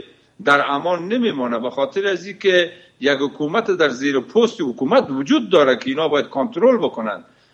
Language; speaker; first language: Persian; native; Persian